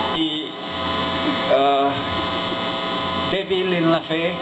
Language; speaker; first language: Spanish; non-native, fluent; English